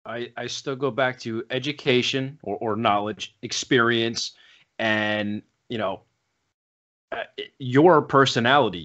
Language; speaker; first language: English; native; English